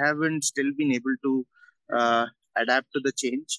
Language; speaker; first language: English; non-native, local second language; Malayalam